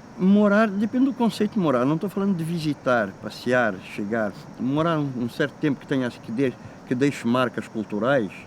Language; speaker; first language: Portuguese; native; Portuguese